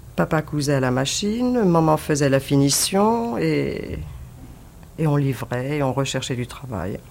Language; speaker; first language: French; early bilingual, other home language; Yiddish